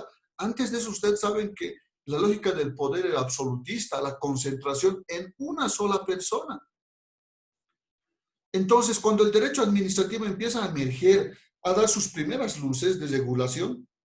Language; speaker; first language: Spanish; native; Spanish